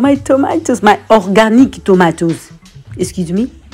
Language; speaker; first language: English; non-native, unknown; Lingala